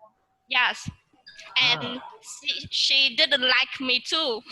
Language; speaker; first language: English; non-native, learner; Vietnamese